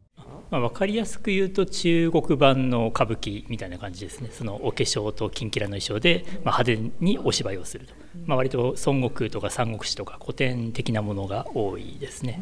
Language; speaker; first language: Japanese; native; Japanese